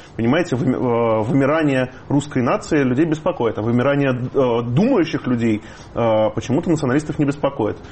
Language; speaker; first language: Russian; native; Russian